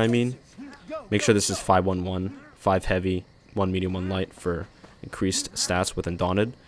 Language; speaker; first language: English; native; English